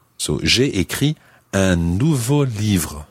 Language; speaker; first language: French; non-native, fluent; English